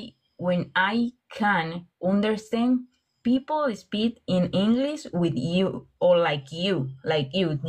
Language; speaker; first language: English; non-native, learner; Spanish